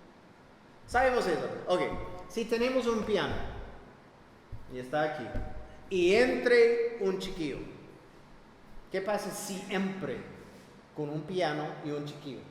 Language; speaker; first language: Spanish; non-native, fluent; English